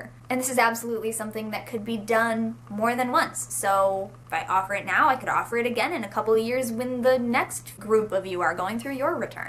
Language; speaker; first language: English; native; English